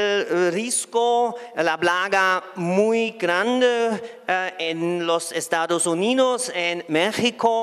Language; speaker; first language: Spanish; non-native, fluent; German